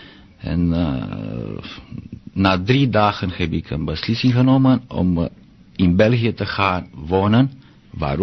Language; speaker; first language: Dutch; non-native, learner; Romanian